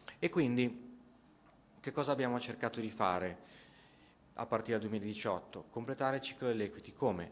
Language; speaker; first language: Italian; native; Italian